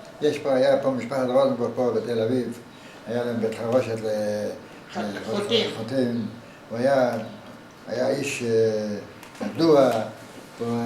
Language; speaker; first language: Hebrew; non-native, fluent; Yiddish